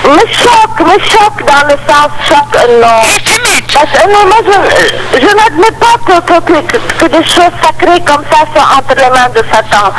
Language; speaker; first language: French; non-native, local second language; Arabic